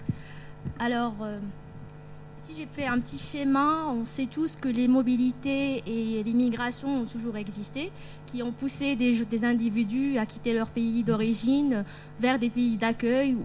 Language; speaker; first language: French; non-native, local second language; Arabic